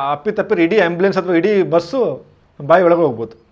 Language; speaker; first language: Kannada; native; Kannada